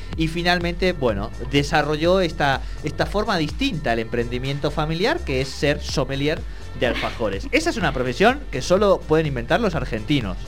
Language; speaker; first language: Spanish; native; Spanish